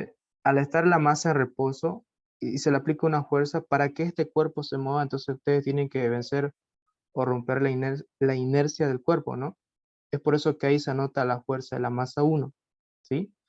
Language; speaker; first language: Spanish; native; Spanish